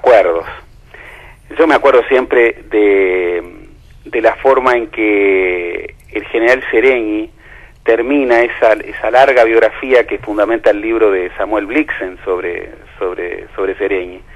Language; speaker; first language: Spanish; native; Spanish